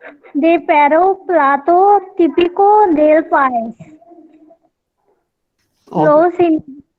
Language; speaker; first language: Spanish; non-native, learner; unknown